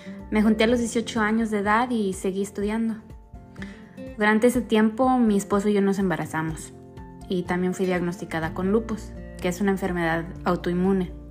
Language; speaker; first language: Spanish; early bilingual, heritage; Spanish